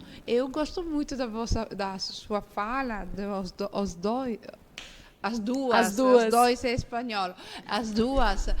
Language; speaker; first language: Portuguese; non-native, fluent; Italian